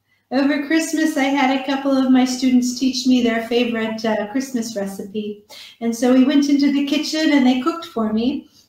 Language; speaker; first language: English; native; English